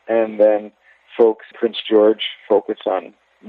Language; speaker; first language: English; native; English